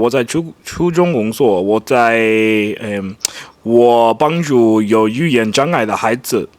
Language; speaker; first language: Chinese; non-native, learner; English